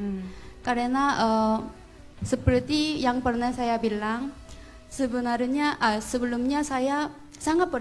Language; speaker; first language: Indonesian; non-native, fluent; Korean